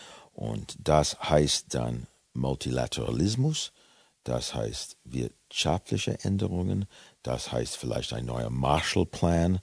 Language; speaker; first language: German; non-native, fluent; English